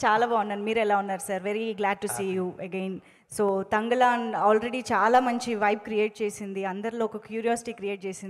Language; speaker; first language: Telugu; native; Telugu